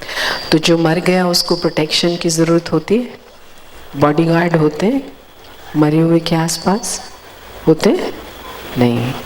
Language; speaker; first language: Hindi; native; Hindi